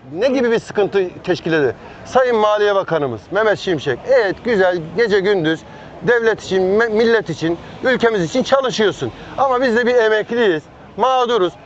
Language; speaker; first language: Turkish; native; Turkish